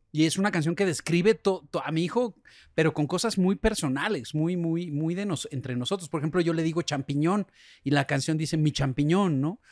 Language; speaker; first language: Spanish; native; Spanish